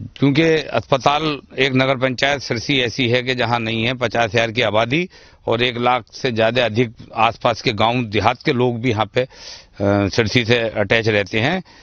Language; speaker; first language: Hindi; native; Hindi